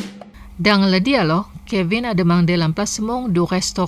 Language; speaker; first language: French; non-native, fluent; Indonesian